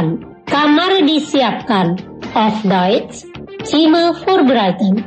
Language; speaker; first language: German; non-native, learner; Indonesian